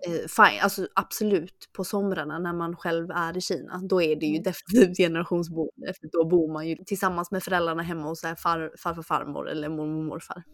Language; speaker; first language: Swedish; early bilingual, other home language; Chinese